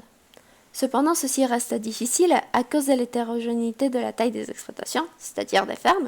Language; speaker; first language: French; non-native, fluent; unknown